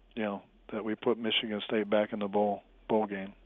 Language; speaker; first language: English; native; English